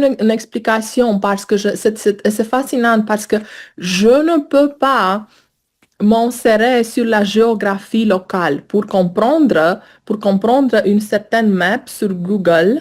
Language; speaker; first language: French; non-native, fluent; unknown